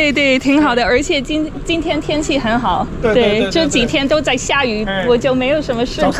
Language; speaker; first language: Chinese; non-native, fluent; English